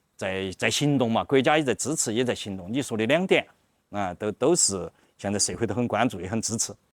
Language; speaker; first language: Chinese; native; Chinese